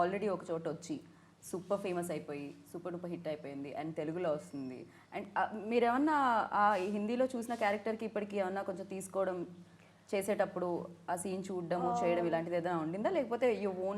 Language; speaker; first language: Telugu; native; Telugu